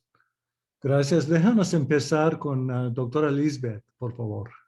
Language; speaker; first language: Spanish; early bilingual, heritage; English